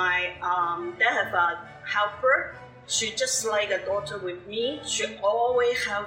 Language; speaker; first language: English; non-native, local second language; Cantonese